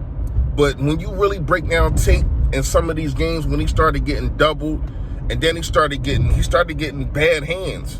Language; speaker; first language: English; native; English